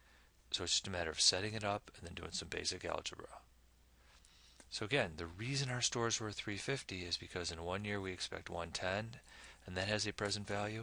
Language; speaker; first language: English; native; English